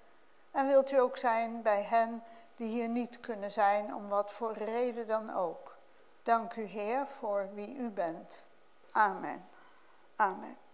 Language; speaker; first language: Dutch; native; Dutch